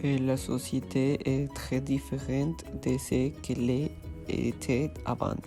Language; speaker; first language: French; non-native, learner; Spanish